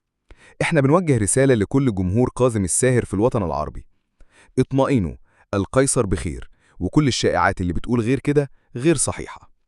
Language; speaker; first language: Arabic; native; Arabic